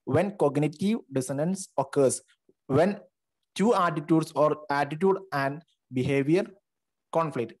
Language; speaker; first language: English; non-native, local second language; Malayalam